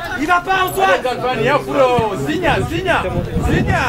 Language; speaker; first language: French; native; French